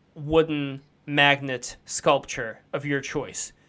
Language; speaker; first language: English; non-native, fluent; Russian